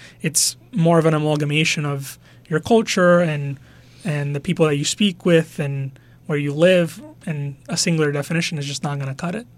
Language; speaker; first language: English; non-native, local second language; Spanish